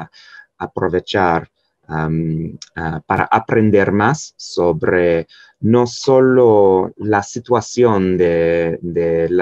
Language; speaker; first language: Spanish; non-native, fluent; English